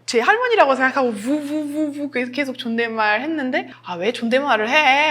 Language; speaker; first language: Korean; non-native, fluent; French